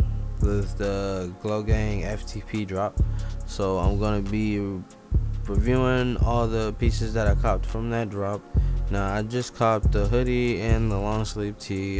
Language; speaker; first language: English; native; English